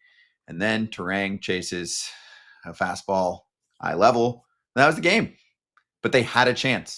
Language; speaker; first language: English; native; English